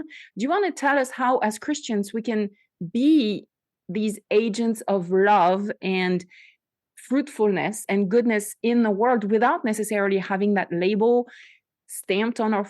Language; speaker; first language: English; non-native, fluent; French